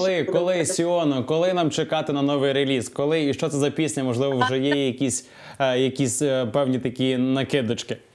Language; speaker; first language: Ukrainian; native; Ukrainian